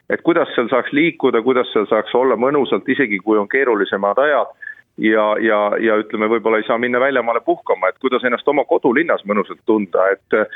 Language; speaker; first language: Estonian; native; Estonian